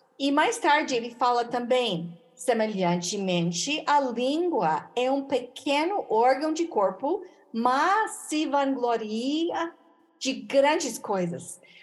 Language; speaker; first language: Portuguese; non-native, fluent; English